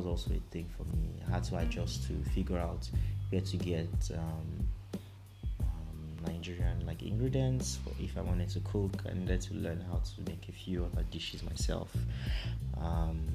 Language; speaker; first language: English; non-native, local second language; Yoruba